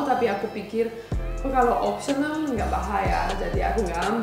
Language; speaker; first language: Indonesian; non-native, fluent; Romanian